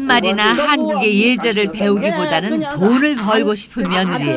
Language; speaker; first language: Korean; native; Korean